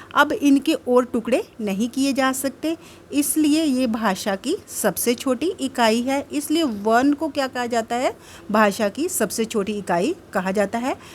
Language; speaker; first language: Hindi; native; Hindi